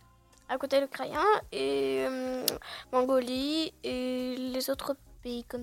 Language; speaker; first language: French; non-native, learner; Russian